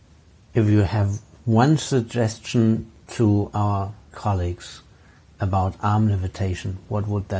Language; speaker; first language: English; non-native, fluent; German